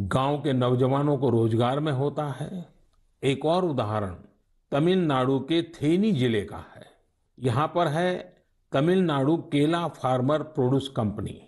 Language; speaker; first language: Hindi; native; Hindi